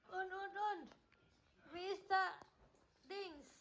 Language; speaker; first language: German; non-native, learner; Cebuano